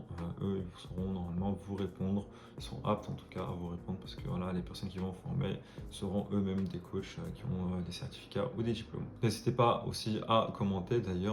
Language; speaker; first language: French; native; French